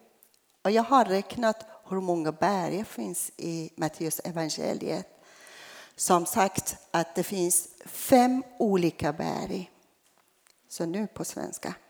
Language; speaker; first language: Swedish; non-native, fluent; Persian